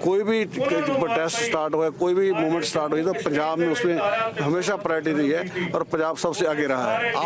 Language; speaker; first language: Hindi; non-native, local second language; Punjabi